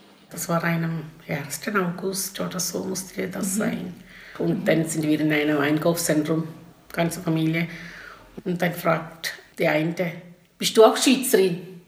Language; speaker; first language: German; non-native, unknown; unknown